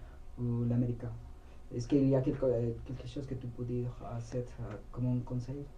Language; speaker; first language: French; non-native, learner; Spanish